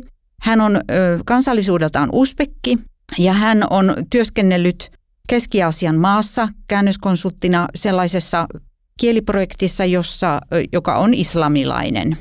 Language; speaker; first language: Finnish; native; Finnish